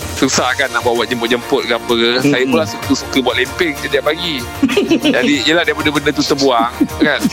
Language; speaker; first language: Malay; native; Malay